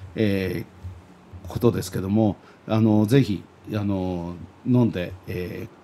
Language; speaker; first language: Japanese; native; Japanese